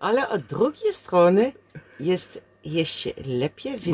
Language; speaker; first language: Polish; non-native, learner; Dutch